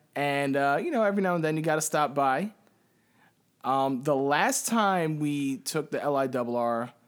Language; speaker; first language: English; early bilingual, heritage; Spanish